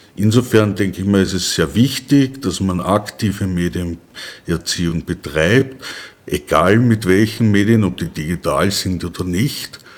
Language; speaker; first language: German; native; German